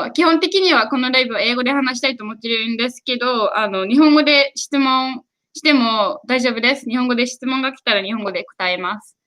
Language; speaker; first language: Japanese; non-native, fluent; Swedish